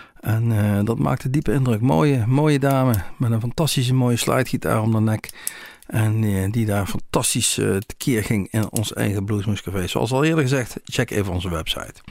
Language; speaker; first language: Dutch; native; Dutch